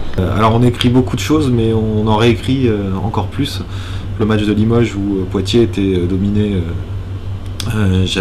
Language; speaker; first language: French; native; French